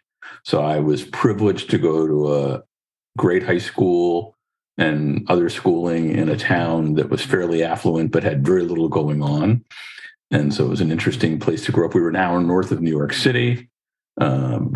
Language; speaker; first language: English; native; English